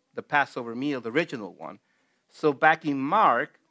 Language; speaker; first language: English; non-native, fluent; Spanish